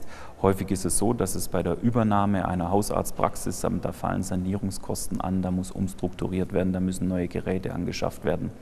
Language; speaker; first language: German; native; German